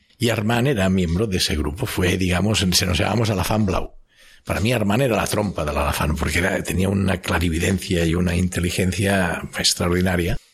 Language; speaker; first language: Spanish; non-native, local second language; Catalan